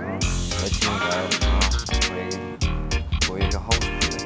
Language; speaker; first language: Korean; non-native, fluent; English